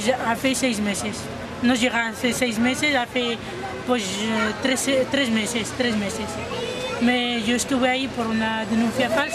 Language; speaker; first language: Spanish; non-native, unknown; Arabic